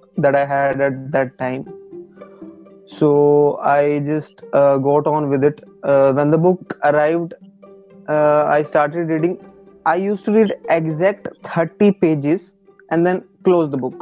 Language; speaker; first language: English; non-native, local second language; Hindi